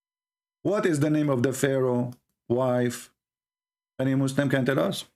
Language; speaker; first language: English; non-native, fluent; Arabic